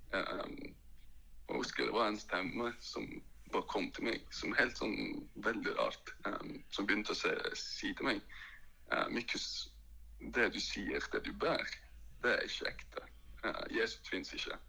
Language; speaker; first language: Norwegian; early bilingual, other home language; Latvian